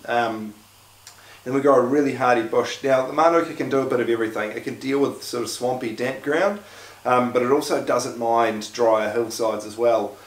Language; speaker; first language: English; native; English